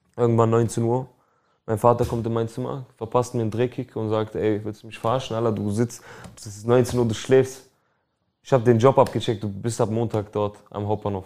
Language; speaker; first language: German; early bilingual, other home language; Albanian